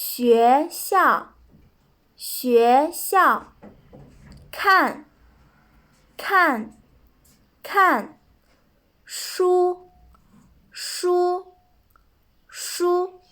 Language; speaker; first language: Chinese; non-native, fluent; Kyrgyz